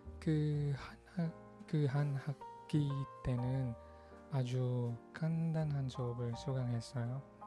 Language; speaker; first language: Korean; non-native, learner; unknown